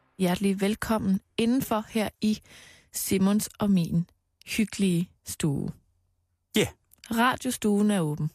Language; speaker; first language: Danish; native; Danish